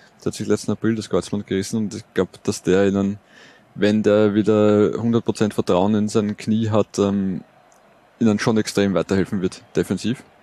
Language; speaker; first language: German; native; German